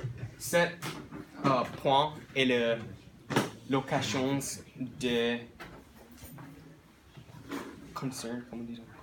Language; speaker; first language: French; non-native, learner; English